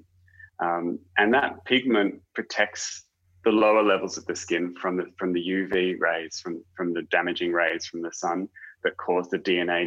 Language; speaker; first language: English; native; English